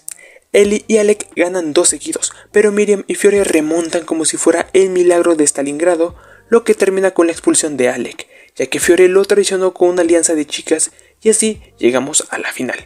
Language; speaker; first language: Spanish; native; Spanish